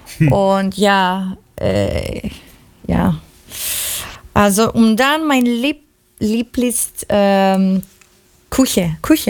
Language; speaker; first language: German; non-native, learner; Greek